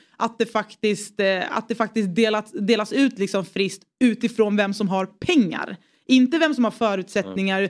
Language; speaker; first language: Swedish; early bilingual, other home language; Persian